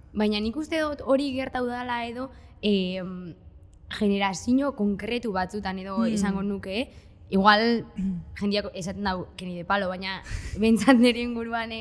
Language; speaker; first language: Basque; native; Basque